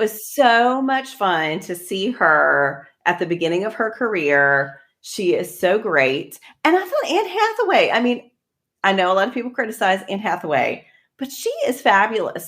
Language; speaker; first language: English; native; English